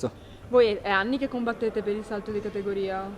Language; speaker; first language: Italian; native; Italian